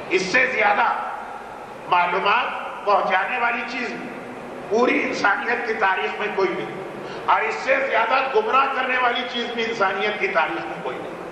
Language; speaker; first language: Urdu; native; Urdu